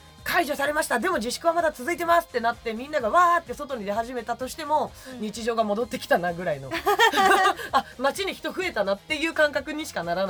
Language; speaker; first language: Japanese; native; Japanese